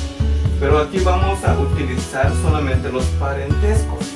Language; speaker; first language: Spanish; non-native, local second language; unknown